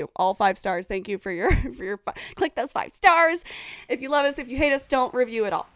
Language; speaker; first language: English; native; English